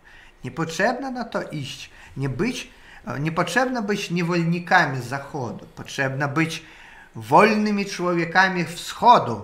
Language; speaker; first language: Polish; non-native, learner; Russian